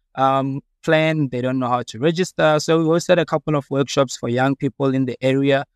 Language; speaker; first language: English; non-native, local second language; Southern Sotho